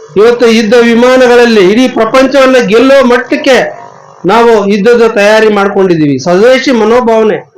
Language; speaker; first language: Kannada; native; Kannada